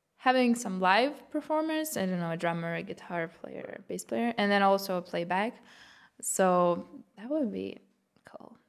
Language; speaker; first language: English; non-native, fluent; Lithuanian